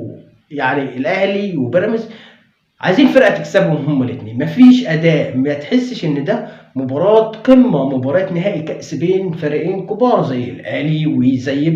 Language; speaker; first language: Arabic; native; Arabic